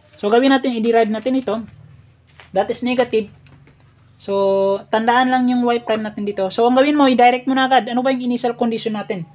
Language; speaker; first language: Filipino; native; Filipino